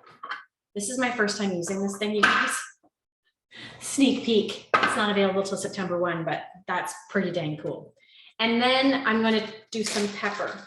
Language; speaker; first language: English; native; English